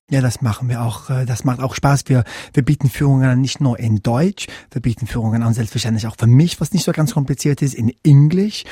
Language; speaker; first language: German; non-native, fluent; English